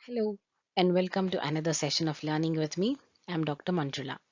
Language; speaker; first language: English; non-native, local second language; Kannada